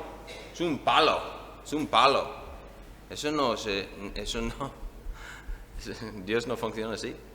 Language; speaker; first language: Spanish; non-native, fluent; English